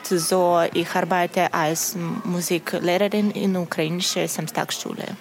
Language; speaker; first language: German; non-native, learner; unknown